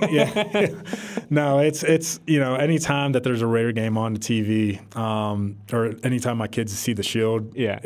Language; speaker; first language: English; native; English